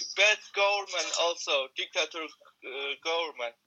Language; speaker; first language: English; non-native, learner; Kurdish